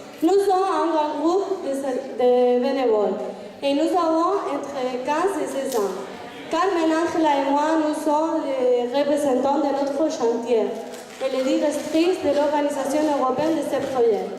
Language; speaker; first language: French; non-native, learner; Spanish